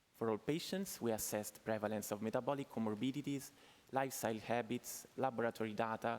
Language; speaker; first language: English; non-native, fluent; Italian